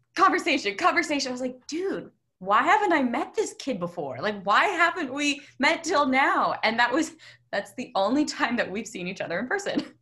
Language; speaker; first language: English; native; English